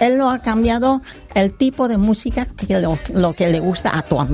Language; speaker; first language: Spanish; non-native, learner; Khmer